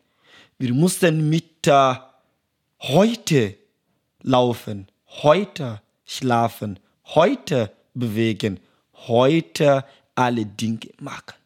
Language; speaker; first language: German; non-native, learner; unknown